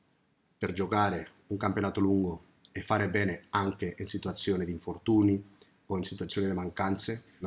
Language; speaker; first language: Italian; non-native, fluent; Spanish